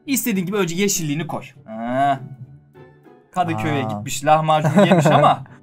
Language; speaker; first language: Turkish; native; Turkish